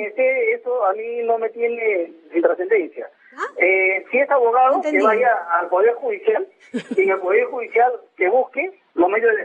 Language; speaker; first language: Spanish; native; Spanish